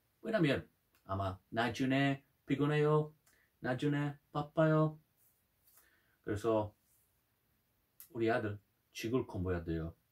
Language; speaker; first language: Korean; non-native, learner; Italian